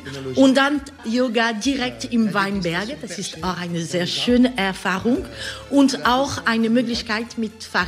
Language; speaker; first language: German; non-native, learner; French